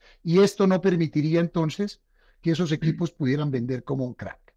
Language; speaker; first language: Spanish; native; Spanish